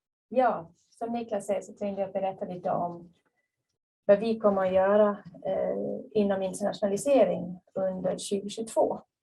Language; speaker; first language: Swedish; native; Swedish